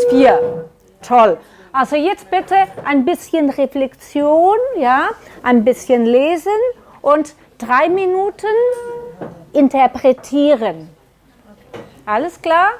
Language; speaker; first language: German; non-native, learner; Catalan